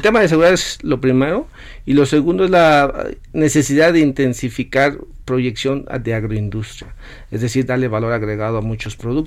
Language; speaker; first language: Spanish; native; Spanish